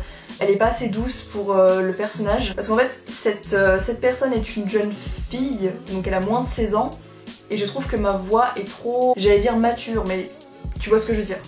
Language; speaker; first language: French; native; French